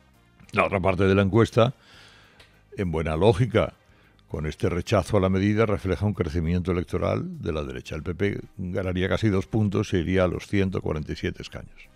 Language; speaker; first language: Spanish; native; Spanish